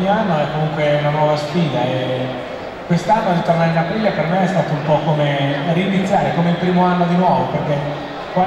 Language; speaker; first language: Italian; native; Italian